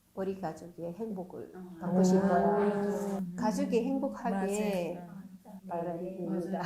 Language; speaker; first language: Korean; non-native, fluent; Filipino